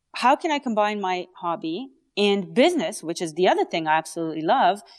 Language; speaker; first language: English; native; English